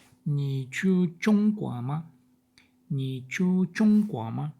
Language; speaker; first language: Chinese; non-native, learner; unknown